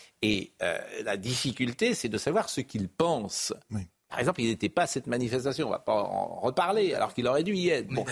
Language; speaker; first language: French; native; French